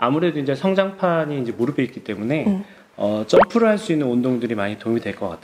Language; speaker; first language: Korean; native; Korean